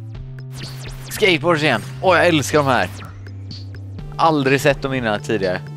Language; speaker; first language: Swedish; native; Swedish